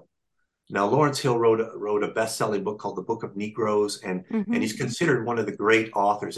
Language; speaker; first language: English; native; English